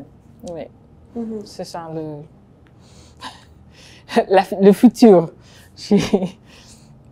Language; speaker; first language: French; non-native, fluent; Hebrew